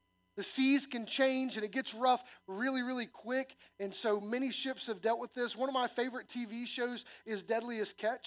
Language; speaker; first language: English; native; English